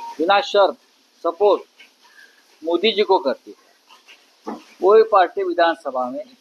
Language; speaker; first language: Hindi; non-native, local second language; Marathi